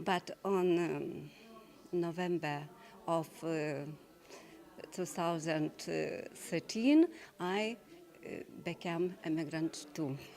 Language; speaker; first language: English; non-native, learner; Lithuanian